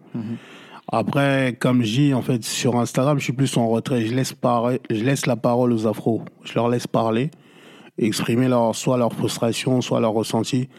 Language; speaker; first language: French; non-native, local second language; Lingala